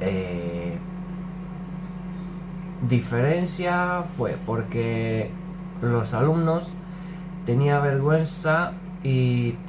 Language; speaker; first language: Spanish; non-native, fluent; Romanian